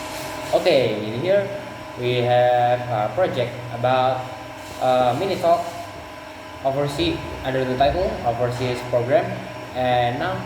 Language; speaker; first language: English; non-native, learner; Indonesian